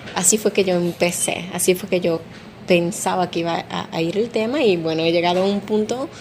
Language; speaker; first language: Spanish; early bilingual, heritage; Spanish